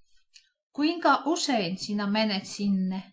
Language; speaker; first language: Finnish; non-native, fluent; Russian